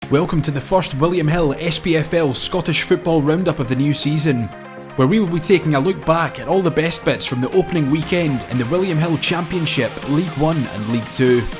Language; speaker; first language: English; native; English